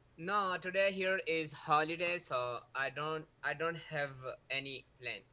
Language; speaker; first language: English; non-native, learner; Pashto